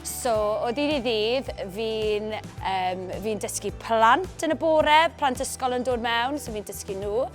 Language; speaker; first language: Welsh; native; Welsh